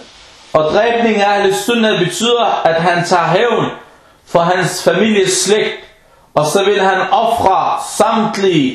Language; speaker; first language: Danish; early bilingual, other home language; Arabic